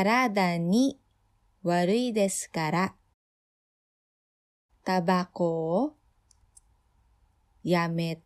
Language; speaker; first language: Japanese; non-native, fluent; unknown